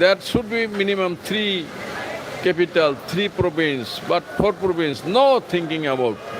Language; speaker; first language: English; non-native, local second language; Bangla